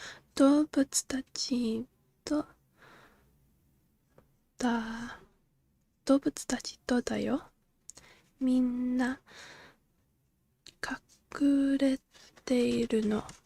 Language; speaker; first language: Japanese; non-native, learner; English